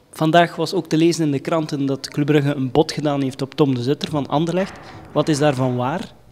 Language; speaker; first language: Dutch; native; Dutch